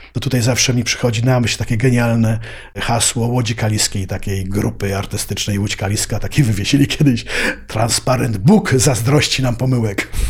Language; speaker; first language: Polish; native; Polish